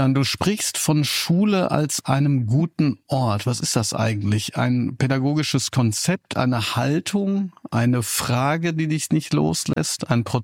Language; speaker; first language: German; native; German